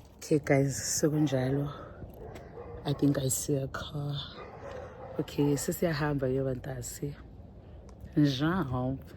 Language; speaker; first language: Zulu; non-native, local second language; Xhosa